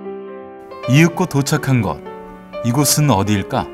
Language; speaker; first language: Korean; native; Korean